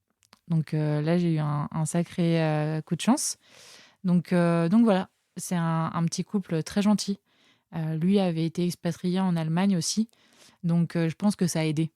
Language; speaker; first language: French; native; French